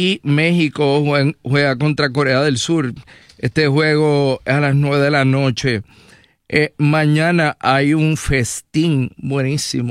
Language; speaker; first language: Spanish; native; Spanish